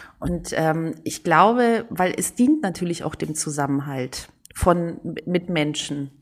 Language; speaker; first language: German; early bilingual, other home language; Greek